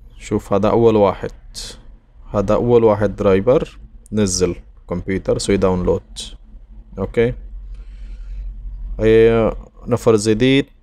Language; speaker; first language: Arabic; non-native, learner; Bangla